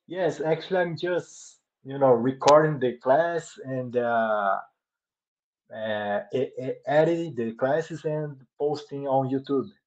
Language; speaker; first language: English; non-native, learner; Portuguese